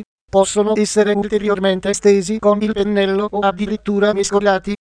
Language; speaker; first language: Italian; native; Italian